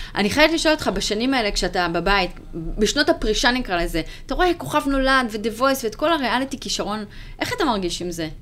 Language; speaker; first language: Hebrew; native; Hebrew